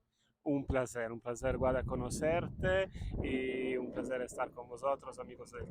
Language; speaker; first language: Spanish; non-native, fluent; Italian